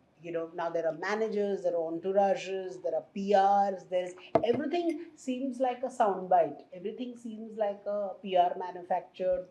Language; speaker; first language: English; non-native, local second language; Hindi